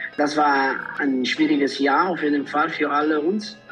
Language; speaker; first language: German; non-native, fluent; Italian